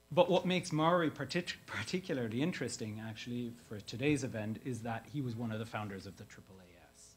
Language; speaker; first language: English; native; English